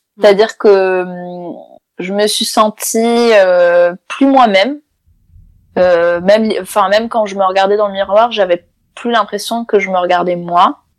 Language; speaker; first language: French; native; French